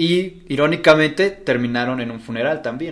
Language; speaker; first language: Spanish; native; Spanish